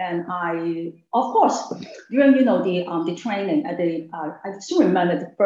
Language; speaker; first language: English; non-native, local second language; Cantonese